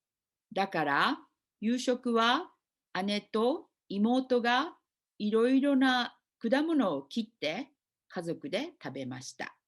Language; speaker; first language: Japanese; non-native, fluent; English